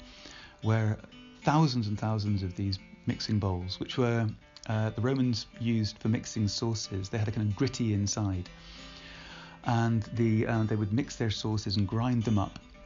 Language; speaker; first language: English; native; English